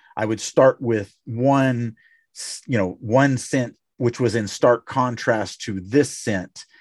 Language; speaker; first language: English; native; English